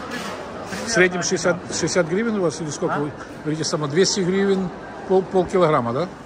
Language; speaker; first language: Russian; native; Russian